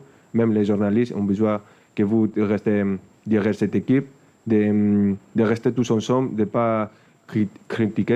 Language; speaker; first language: French; non-native, fluent; Spanish